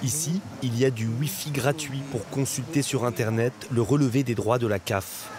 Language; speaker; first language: French; native; French